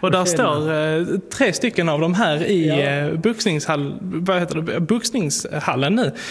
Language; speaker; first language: Swedish; native; Swedish